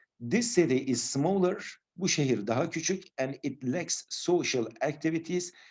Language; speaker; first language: English; non-native, fluent; Turkish